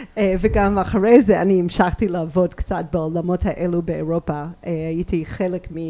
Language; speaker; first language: Hebrew; non-native, fluent; English